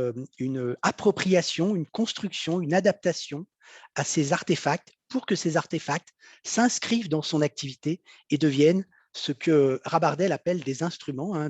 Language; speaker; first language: French; native; French